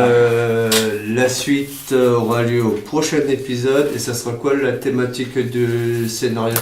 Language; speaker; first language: French; native; French